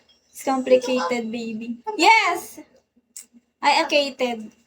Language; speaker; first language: English; non-native, local second language; Filipino